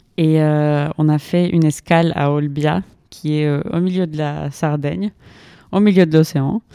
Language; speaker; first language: French; non-native, fluent; Spanish